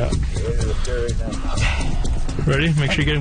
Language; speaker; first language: English; native; English